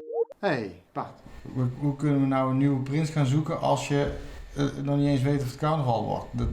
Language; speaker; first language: Dutch; native; Dutch